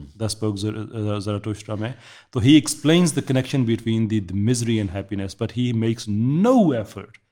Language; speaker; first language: English; non-native, local second language; Urdu